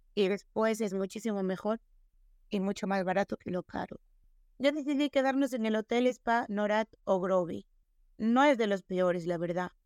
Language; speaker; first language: Spanish; non-native, local second language; Galician